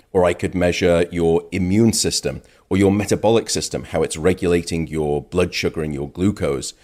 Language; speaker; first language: English; native; English